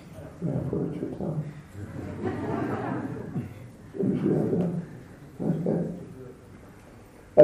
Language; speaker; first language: Russian; non-native, learner; English